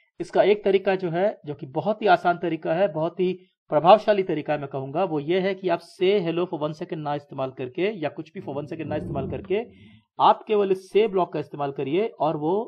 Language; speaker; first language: Hindi; native; Hindi